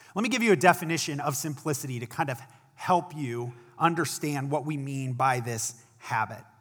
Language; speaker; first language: English; native; English